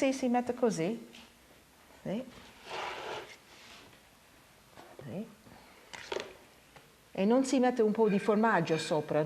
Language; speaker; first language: Italian; non-native, learner; English